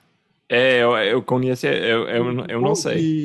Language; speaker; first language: Portuguese; non-native, fluent; English